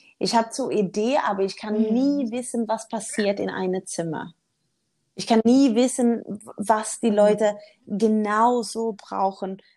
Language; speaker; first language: German; non-native, learner; Swedish